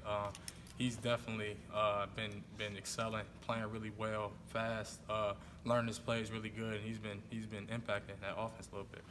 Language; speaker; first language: English; native; English